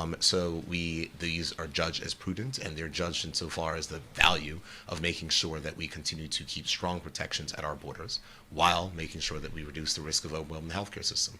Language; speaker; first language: English; native; English